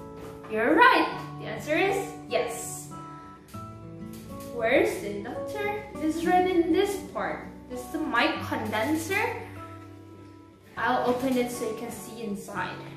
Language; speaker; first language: English; non-native, learner; Indonesian